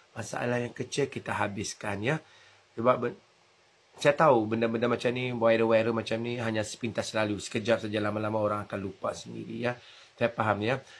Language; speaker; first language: Malay; native; Malay